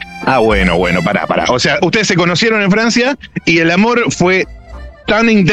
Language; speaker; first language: Spanish; native; Spanish